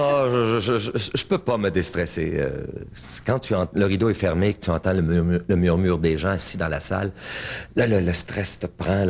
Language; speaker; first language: French; native; French